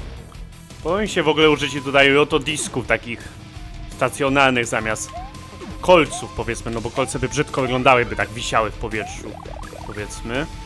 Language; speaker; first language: Polish; native; Polish